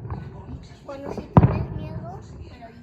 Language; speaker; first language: Spanish; early bilingual, other home language; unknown